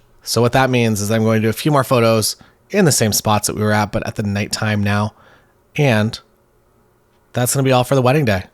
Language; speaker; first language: English; native; English